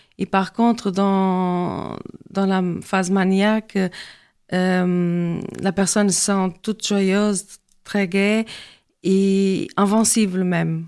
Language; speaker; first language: French; non-native, fluent; Portuguese